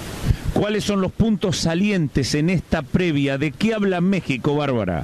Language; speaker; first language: Spanish; native; Spanish